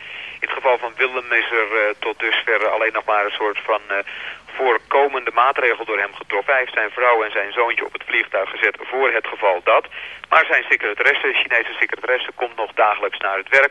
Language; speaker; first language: Dutch; native; Dutch